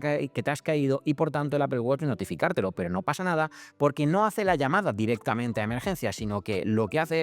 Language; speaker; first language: Spanish; native; Spanish